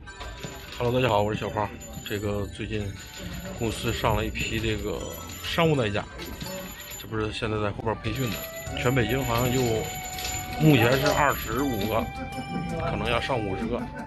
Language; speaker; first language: Chinese; native; Chinese